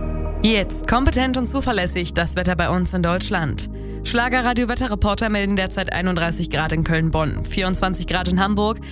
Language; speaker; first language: German; native; German